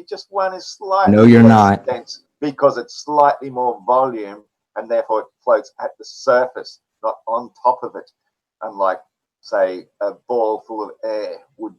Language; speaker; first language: English; native; English